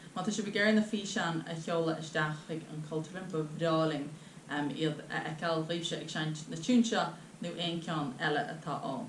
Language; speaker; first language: Irish; native; Irish